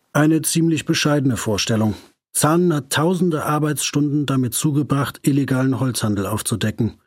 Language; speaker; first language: German; native; German